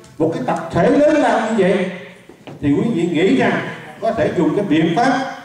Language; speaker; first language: Vietnamese; native; Vietnamese